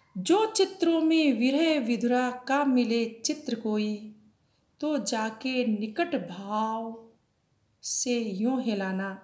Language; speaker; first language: Hindi; native; Hindi